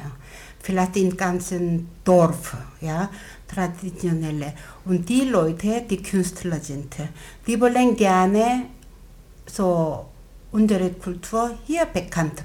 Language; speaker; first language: German; non-native, learner; Korean